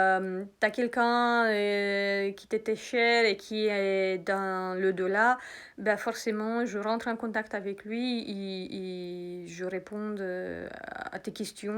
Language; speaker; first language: French; native; French